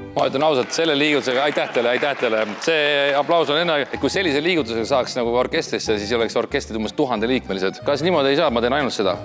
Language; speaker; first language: Estonian; native; Estonian